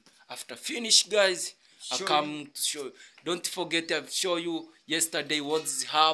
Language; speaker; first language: English; non-native, learner; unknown